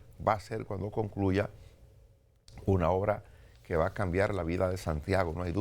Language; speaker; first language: Spanish; native; Spanish